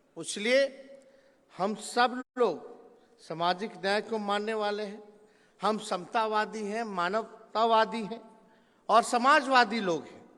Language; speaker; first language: Hindi; native; Hindi